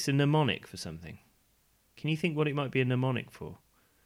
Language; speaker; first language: English; native; English